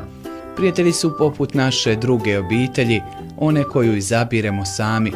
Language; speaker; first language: Croatian; native; Croatian